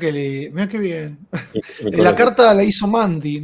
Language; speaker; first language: Spanish; native; Spanish